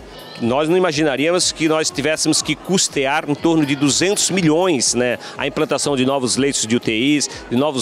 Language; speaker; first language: Portuguese; native; Portuguese